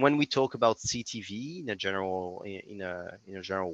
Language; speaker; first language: English; non-native, fluent; French